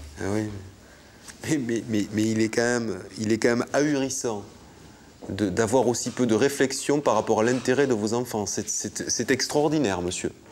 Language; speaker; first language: French; native; French